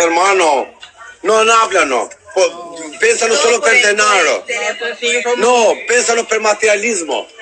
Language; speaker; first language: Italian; non-native, learner; Albanian